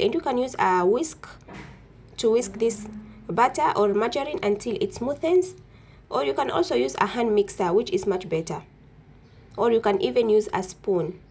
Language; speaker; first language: English; non-native, local second language; Swahili